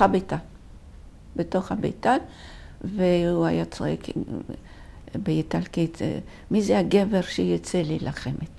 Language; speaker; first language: Hebrew; non-native, fluent; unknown